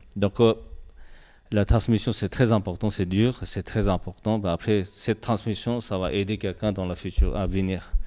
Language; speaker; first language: French; non-native, learner; Tibetan